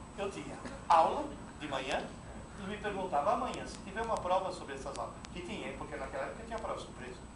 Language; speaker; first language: Portuguese; non-native, fluent; Italian